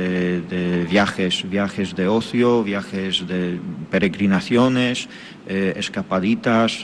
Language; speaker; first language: Spanish; non-native, fluent; Polish